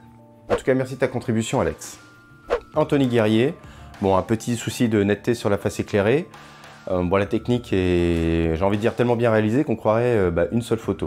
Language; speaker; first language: French; native; French